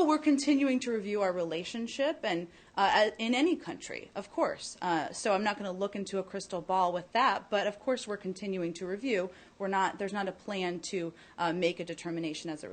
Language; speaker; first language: English; native; English